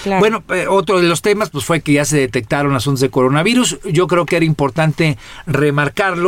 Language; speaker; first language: Spanish; native; Spanish